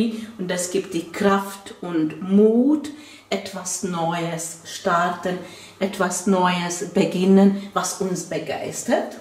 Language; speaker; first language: German; non-native, fluent; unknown